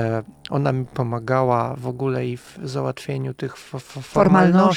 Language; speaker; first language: Polish; non-native, fluent; Russian